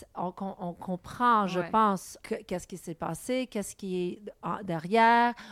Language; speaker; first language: French; non-native, local second language; English